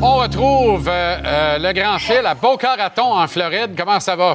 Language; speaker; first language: French; native; French